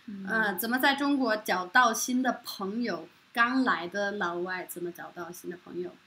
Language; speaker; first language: Chinese; non-native, fluent; Norwegian